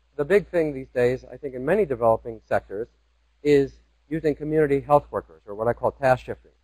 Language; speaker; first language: English; native; English